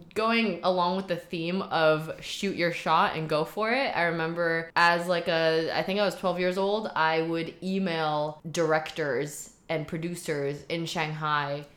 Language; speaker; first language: English; early bilingual, heritage; Chinese